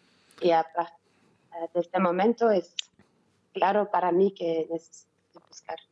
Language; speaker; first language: Spanish; non-native, learner; French